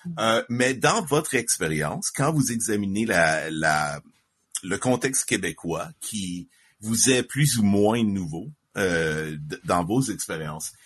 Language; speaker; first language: French; native; French